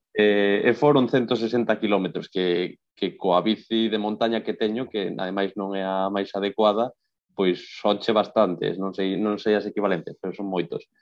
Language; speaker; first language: Galician; non-native, local second language; Spanish